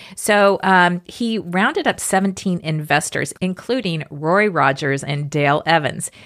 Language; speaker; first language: English; native; English